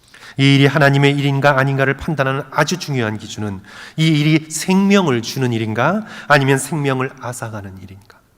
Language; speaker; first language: Korean; native; Korean